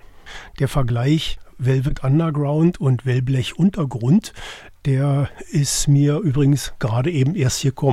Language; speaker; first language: German; native; German